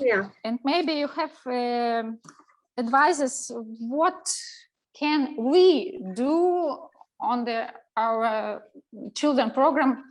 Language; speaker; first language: English; non-native, learner; Russian